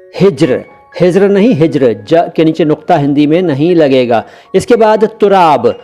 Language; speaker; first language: Hindi; native; Hindi